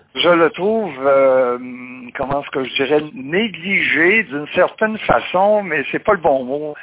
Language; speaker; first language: French; native; French